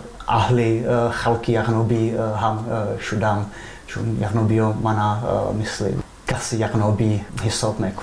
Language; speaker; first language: Persian; non-native, fluent; Czech